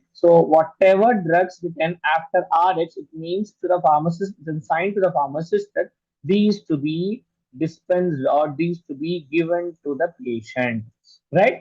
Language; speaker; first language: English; non-native, local second language; Telugu